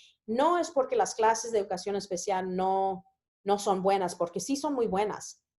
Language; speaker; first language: Spanish; early bilingual, heritage; Spanish